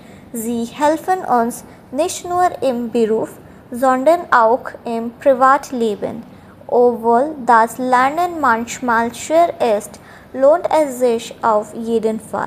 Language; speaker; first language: German; non-native, learner; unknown